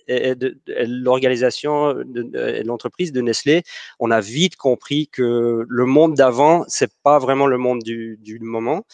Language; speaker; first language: French; non-native, fluent; English